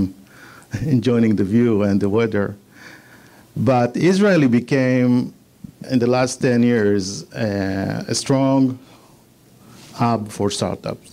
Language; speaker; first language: English; non-native, fluent; Hebrew